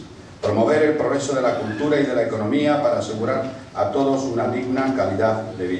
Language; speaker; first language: Spanish; native; Spanish